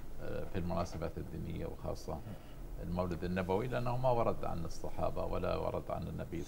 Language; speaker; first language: Arabic; native; Arabic